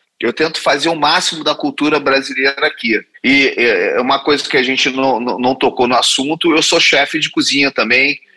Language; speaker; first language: Portuguese; native; Portuguese